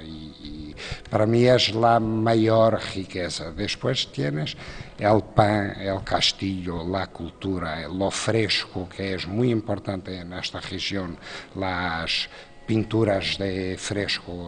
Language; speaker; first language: Spanish; non-native, fluent; Portuguese